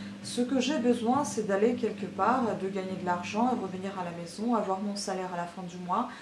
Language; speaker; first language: French; non-native, fluent; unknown